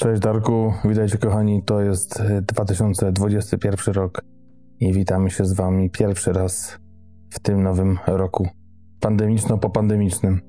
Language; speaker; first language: Polish; native; Polish